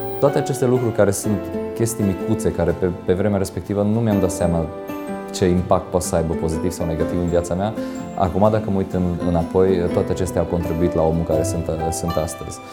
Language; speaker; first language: Romanian; non-native, local second language; Hungarian